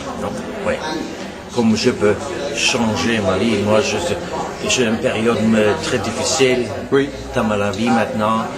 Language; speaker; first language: French; non-native, learner; Norwegian